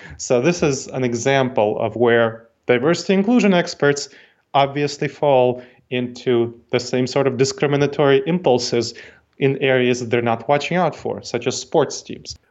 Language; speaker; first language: English; early bilingual, other home language; Russian